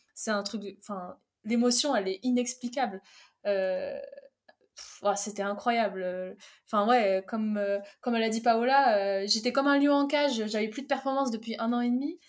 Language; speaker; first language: French; early bilingual, other home language; Arabic